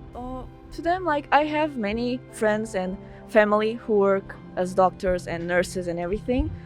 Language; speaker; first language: English; non-native, fluent; Portuguese